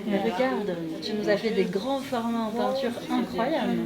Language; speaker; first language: French; native; French